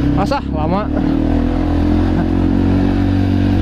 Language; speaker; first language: Indonesian; native; Indonesian